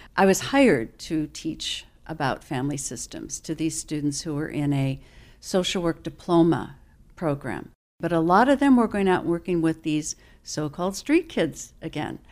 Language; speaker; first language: English; native; English